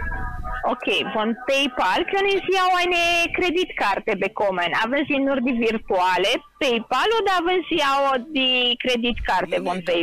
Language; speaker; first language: German; non-native, learner; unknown